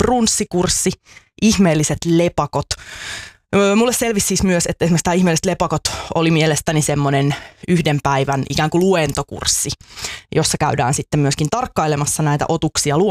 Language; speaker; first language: Finnish; native; Finnish